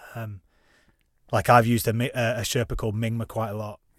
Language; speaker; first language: English; native; English